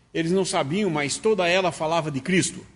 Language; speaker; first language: Portuguese; native; Portuguese